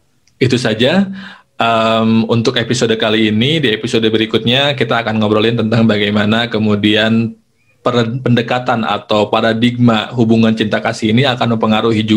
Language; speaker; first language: Indonesian; native; Indonesian